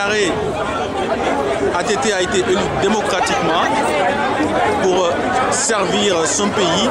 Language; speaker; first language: French; non-native, local second language; Soninke